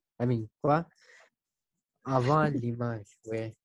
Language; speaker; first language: French; non-native, learner; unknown